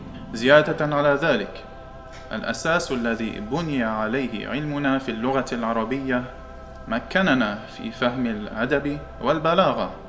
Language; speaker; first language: Arabic; non-native, learner; English